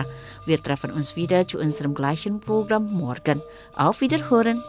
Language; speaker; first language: German; non-native, fluent; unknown